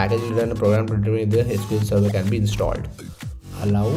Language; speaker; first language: English; non-native, local second language; Hindi